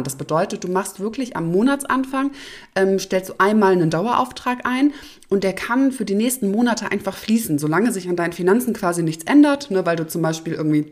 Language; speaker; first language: German; native; German